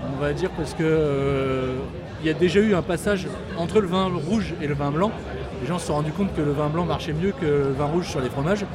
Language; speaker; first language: French; native; French